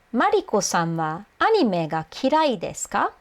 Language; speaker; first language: Japanese; non-native, fluent; English